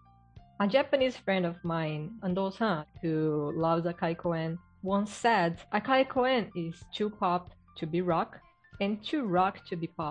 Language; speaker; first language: English; non-native, fluent; Portuguese